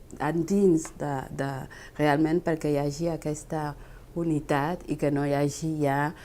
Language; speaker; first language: Catalan; non-native, fluent; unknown